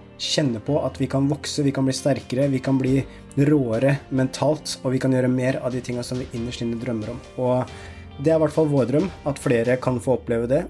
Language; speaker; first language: Norwegian; native; Norwegian